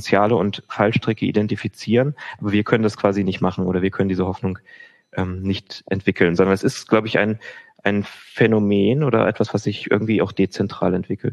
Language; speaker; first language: German; native; German